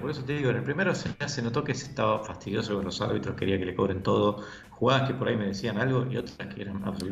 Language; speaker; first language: Spanish; native; Spanish